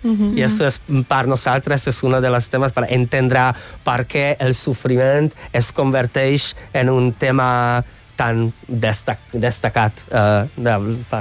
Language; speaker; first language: Catalan; non-native, fluent; Hungarian